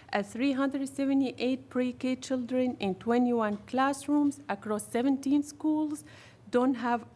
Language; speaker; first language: English; non-native, fluent; Arabic